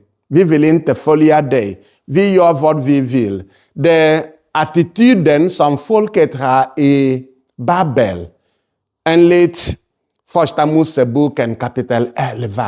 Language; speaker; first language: Swedish; non-native, fluent; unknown